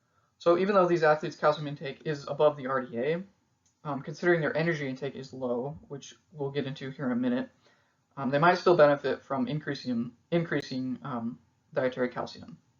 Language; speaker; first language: English; native; English